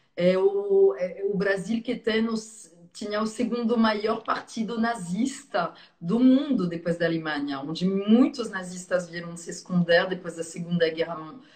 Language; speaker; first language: Portuguese; non-native, fluent; French